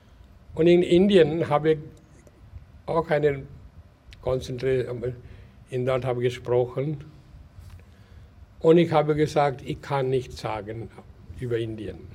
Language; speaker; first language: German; non-native, learner; Hindi